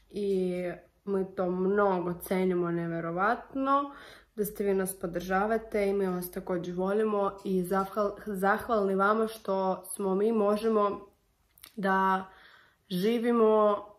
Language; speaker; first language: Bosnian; non-native, learner; Russian